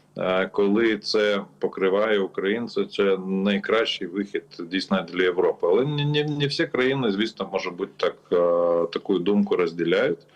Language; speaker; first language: Ukrainian; non-native, learner; Lithuanian